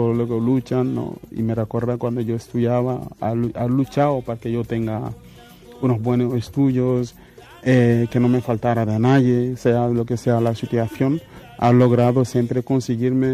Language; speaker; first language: Spanish; non-native, fluent; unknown